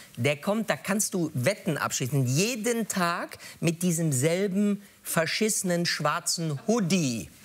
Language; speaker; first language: German; native; German